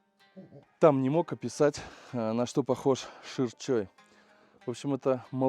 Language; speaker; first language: Russian; native; Russian